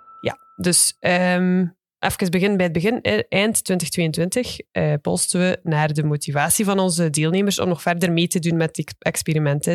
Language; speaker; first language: Dutch; native; Dutch